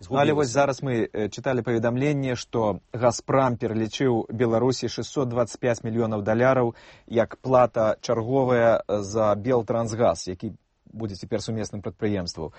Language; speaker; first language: Belarusian; native; Belarusian